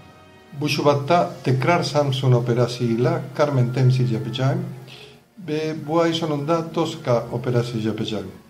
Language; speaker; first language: Turkish; non-native, fluent; Spanish